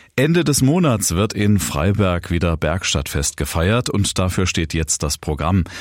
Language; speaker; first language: German; native; German